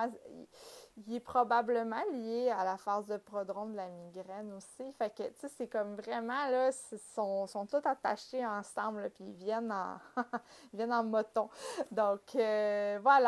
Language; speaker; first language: French; native; French